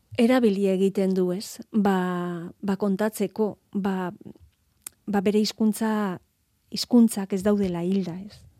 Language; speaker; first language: Basque; native; Basque